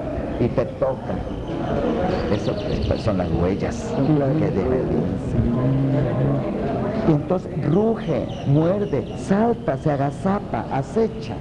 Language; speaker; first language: Spanish; native; Spanish